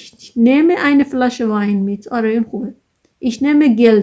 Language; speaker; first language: German; non-native, learner; Persian